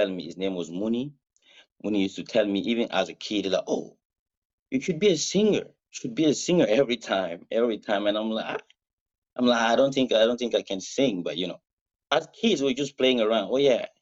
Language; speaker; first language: English; non-native, fluent; Mossi